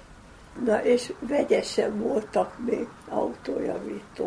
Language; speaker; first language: Hungarian; native; Hungarian